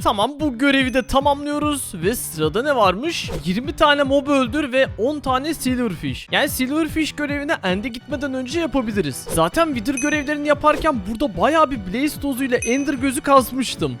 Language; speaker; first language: Turkish; native; Turkish